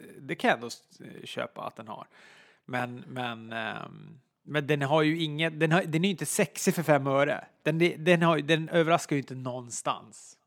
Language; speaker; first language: Swedish; native; Swedish